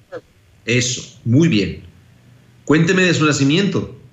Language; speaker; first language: Spanish; native; Spanish